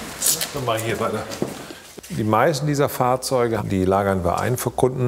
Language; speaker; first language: German; native; German